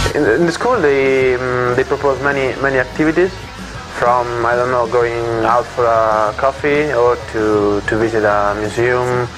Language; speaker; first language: English; non-native, fluent; Italian